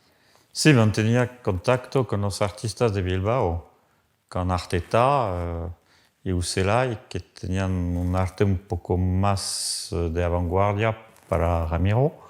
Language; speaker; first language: Spanish; non-native, fluent; French